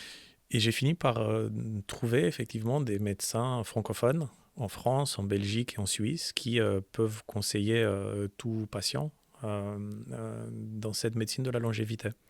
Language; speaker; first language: French; native; French